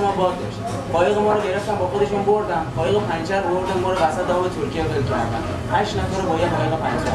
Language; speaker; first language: Persian; native; Persian